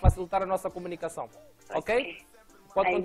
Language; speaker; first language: Portuguese; native; Portuguese